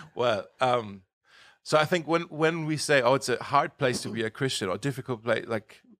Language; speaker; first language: English; non-native, fluent; German